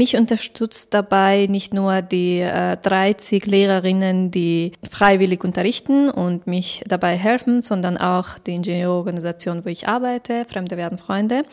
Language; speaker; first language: German; non-native, fluent; Persian